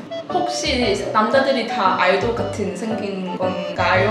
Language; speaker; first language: Korean; non-native, learner; Cantonese